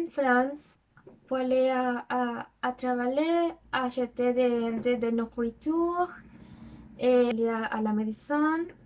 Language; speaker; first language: French; non-native, learner; Spanish